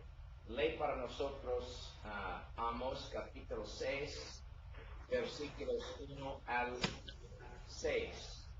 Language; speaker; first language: Spanish; non-native, learner; English